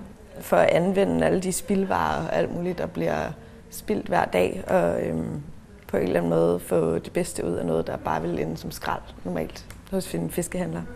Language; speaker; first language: Danish; native; Danish